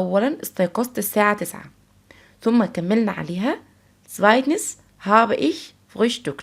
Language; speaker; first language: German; non-native, fluent; Arabic